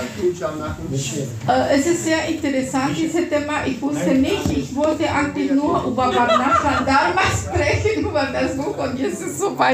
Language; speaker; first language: German; non-native, fluent; Russian